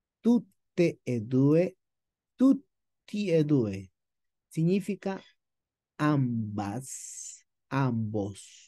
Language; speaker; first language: Italian; non-native, fluent; Spanish